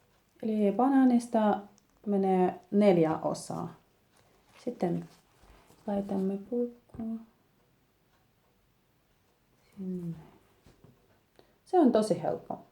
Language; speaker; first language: Finnish; non-native, learner; Russian